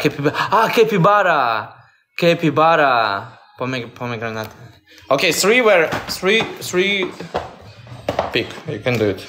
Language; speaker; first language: English; non-native, learner; Russian